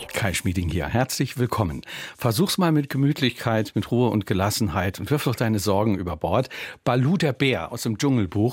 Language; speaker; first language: German; native; German